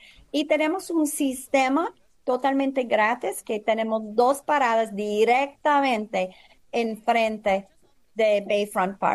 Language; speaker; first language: Spanish; non-native, fluent; English